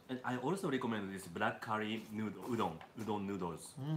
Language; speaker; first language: English; non-native, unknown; Japanese